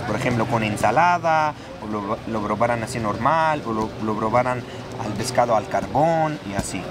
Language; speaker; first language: Spanish; non-native, fluent; Arabic